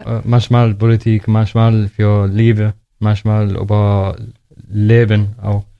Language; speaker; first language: German; non-native, learner; Arabic